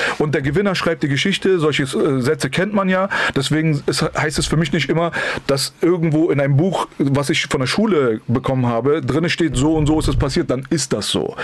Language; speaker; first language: German; early bilingual, other home language; Persian